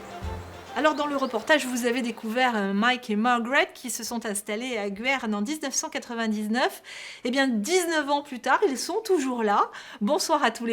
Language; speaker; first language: French; native; French